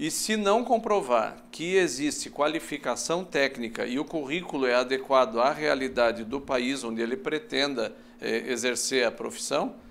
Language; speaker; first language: Portuguese; native; Portuguese